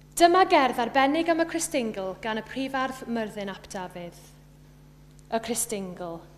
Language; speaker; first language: Welsh; native; Welsh